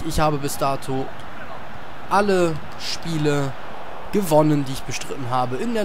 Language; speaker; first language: German; native; German